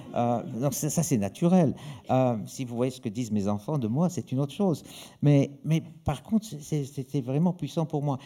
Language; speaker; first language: French; native; French